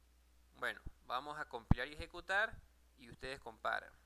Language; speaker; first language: Spanish; native; Spanish